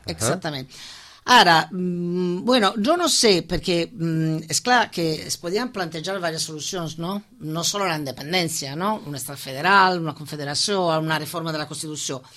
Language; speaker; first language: Catalan; non-native, fluent; Italian